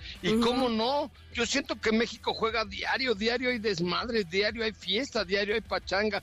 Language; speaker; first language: Spanish; native; Spanish